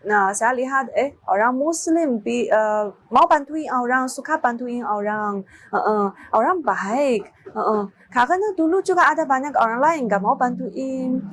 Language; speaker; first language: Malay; non-native, learner; Chinese